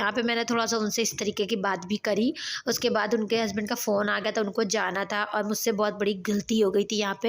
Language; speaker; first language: Hindi; native; Hindi